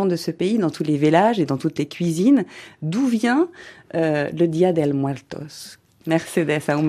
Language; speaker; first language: French; native; French